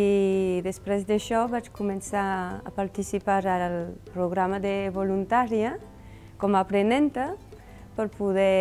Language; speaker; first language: Catalan; non-native, fluent; French